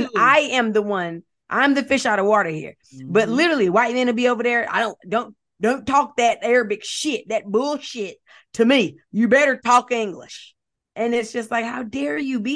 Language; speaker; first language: English; native; English